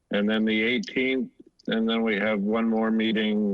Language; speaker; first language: English; native; English